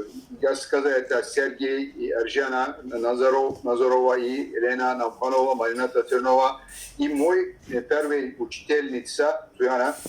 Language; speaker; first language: Russian; non-native, learner; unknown